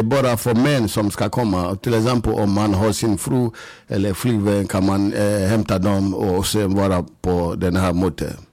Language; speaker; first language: Swedish; non-native, fluent; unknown